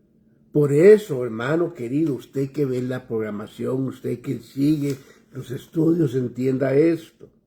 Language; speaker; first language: Spanish; native; Spanish